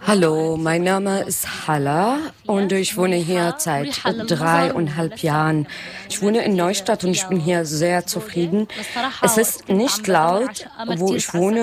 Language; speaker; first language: German; non-native, learner; Arabic